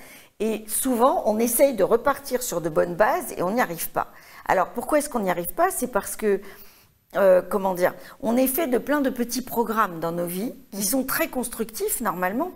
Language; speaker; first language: French; native; French